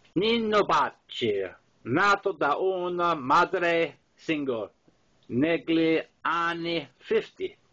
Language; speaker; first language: Italian; non-native, learner; English